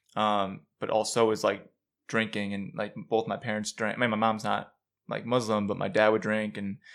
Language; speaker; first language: English; early bilingual, other home language; Urdu